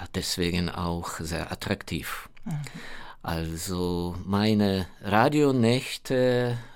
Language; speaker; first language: German; non-native, fluent; Ukrainian